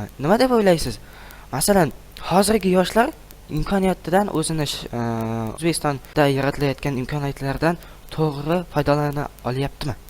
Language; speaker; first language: Uzbek; non-native, local second language; Kara-Kalpak